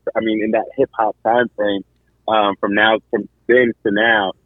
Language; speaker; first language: English; native; English